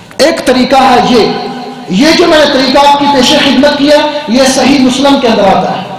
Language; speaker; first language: Urdu; non-native, local second language; Punjabi